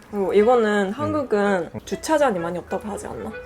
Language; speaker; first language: Korean; non-native, fluent; Japanese